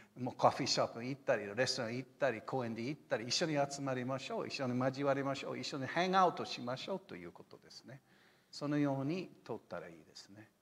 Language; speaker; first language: Japanese; non-native, fluent; English